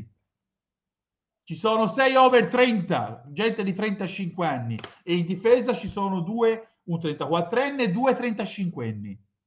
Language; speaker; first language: Italian; native; Italian